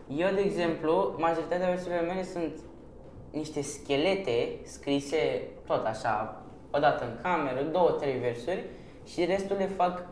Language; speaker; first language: Romanian; early bilingual, other home language; Persian